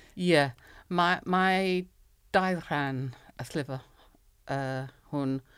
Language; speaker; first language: Welsh; non-native, learner; English